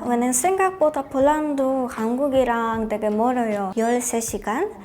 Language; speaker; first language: Korean; non-native, learner; Polish